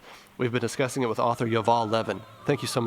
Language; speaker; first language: English; native; English